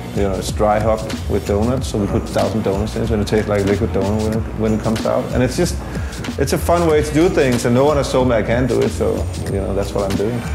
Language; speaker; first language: English; non-native, fluent; Danish